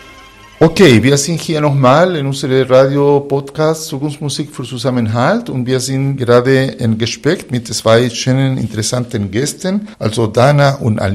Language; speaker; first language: German; non-native, fluent; Spanish